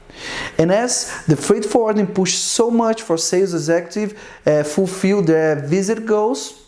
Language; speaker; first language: English; non-native, fluent; Portuguese